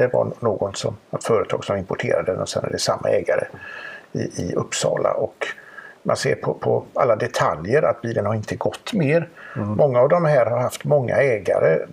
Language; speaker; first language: Swedish; native; Swedish